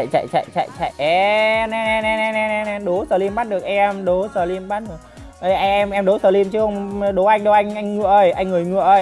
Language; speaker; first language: Vietnamese; native; Vietnamese